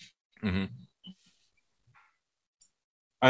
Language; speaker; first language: English; native; English